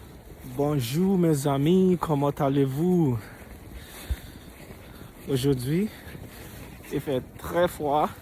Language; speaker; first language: French; non-native, learner; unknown